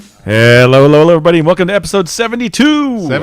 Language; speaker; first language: English; native; English